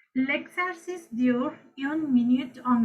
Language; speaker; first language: French; non-native, fluent; Sinhala